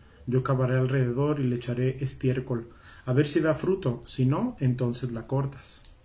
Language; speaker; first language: Spanish; native; Spanish